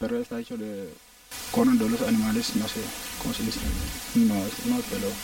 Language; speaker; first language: Spanish; non-native, learner; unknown